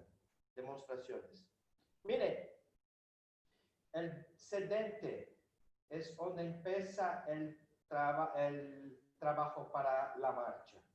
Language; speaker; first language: Spanish; non-native, fluent; Portuguese